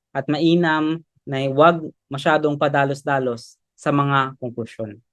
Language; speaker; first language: Filipino; native; Filipino